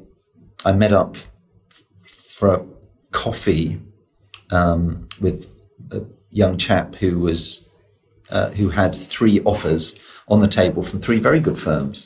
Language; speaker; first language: English; native; English